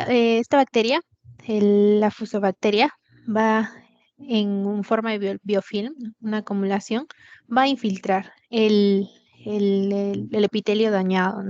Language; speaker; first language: Spanish; native; Spanish